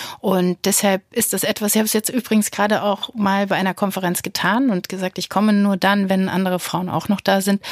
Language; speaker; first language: German; native; German